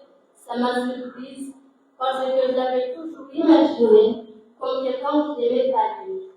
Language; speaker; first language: French; non-native, local second language; Comorian